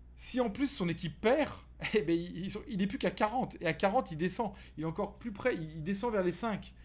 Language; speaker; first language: French; native; French